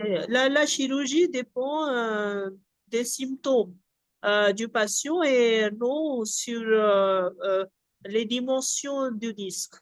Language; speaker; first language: French; non-native, fluent; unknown